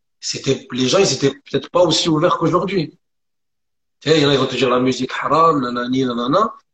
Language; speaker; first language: French; early bilingual, other home language; Arabic